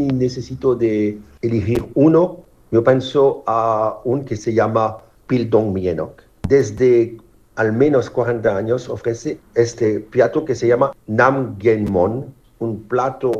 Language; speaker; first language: Spanish; non-native, learner; French